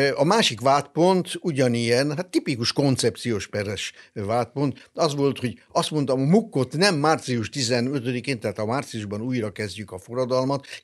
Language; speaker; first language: Hungarian; non-native, local second language; German